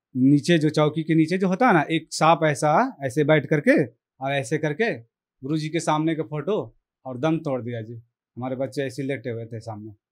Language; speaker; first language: Hindi; native; Hindi